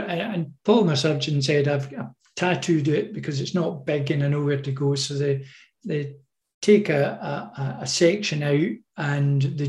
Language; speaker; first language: English; native; English